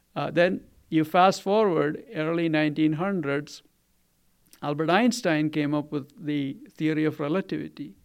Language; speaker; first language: English; non-native, local second language; Malayalam